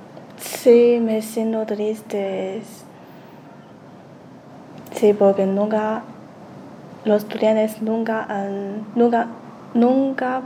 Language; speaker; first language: Spanish; non-native, learner; Chinese